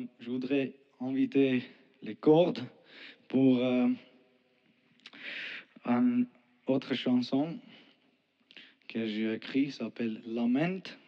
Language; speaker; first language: French; non-native, learner; Armenian